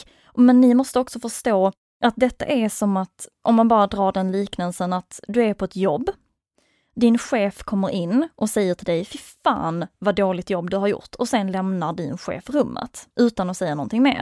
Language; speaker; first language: Swedish; native; Swedish